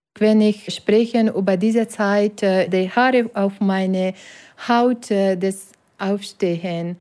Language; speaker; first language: German; non-native, learner; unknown